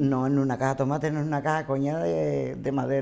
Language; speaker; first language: Spanish; native; Spanish